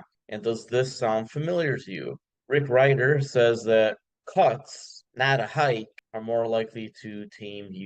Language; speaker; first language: English; native; English